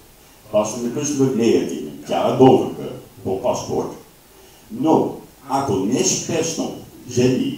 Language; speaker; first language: Bulgarian; non-native, learner; Slovak